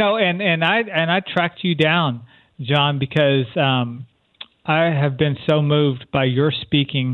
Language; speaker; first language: English; native; English